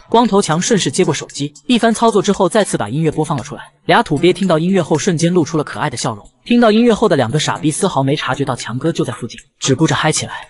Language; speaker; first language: Chinese; native; Chinese